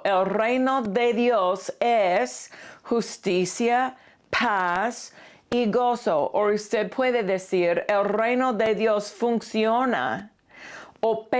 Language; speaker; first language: Spanish; non-native, fluent; English